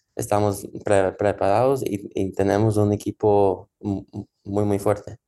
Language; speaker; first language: Spanish; early bilingual, heritage; Spanish